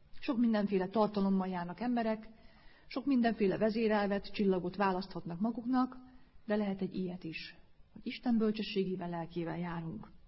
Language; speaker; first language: Hungarian; native; Hungarian